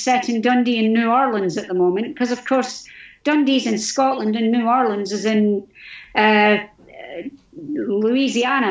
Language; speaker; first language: English; native; English